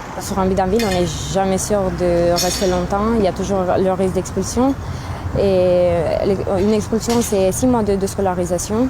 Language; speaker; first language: French; early bilingual, other home language; Romanian